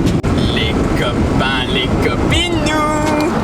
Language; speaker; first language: French; native; French